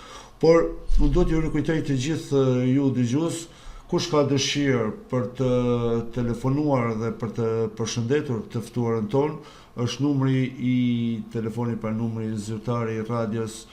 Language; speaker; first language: Albanian; native; Albanian